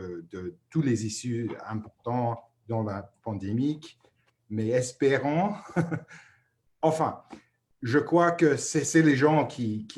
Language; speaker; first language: French; non-native, fluent; English